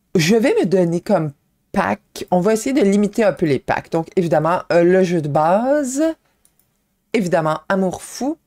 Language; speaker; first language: French; native; French